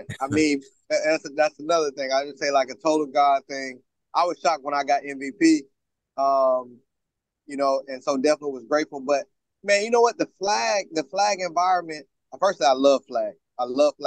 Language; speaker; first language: English; native; English